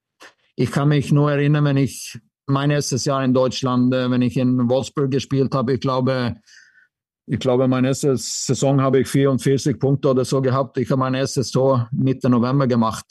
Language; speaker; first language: German; non-native, fluent; Swedish